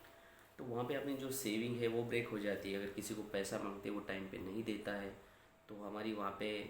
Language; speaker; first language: Hindi; non-native, local second language; Marathi